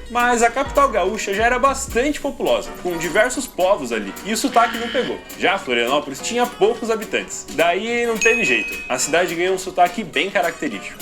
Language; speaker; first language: Portuguese; native; Portuguese